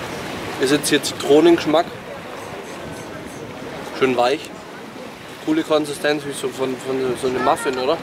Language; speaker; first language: German; native; German